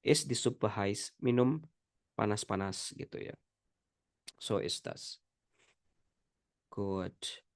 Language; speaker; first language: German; non-native, fluent; Indonesian